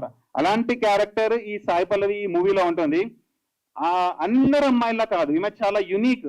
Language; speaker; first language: Telugu; native; Telugu